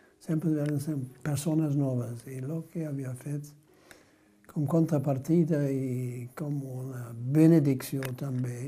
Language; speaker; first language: Catalan; non-native, fluent; German